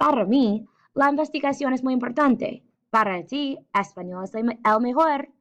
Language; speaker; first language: Spanish; non-native, fluent; English